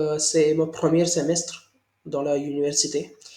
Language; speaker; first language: French; non-native, learner; Hindi